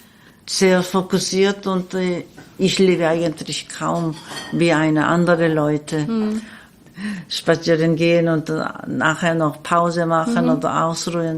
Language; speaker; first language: German; non-native, learner; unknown